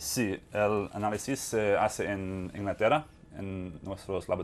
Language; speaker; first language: Spanish; non-native, fluent; English